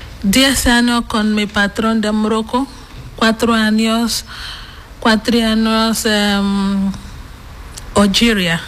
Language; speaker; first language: Spanish; non-native, learner; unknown